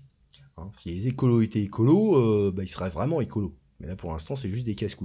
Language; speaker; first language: French; native; French